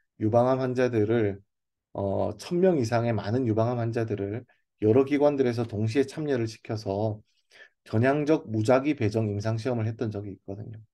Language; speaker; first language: Korean; native; Korean